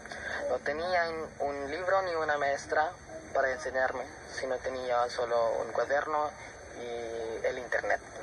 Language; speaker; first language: Spanish; non-native, fluent; Filipino